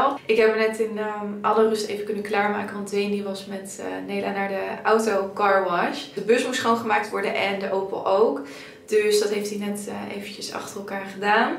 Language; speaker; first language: Dutch; native; Dutch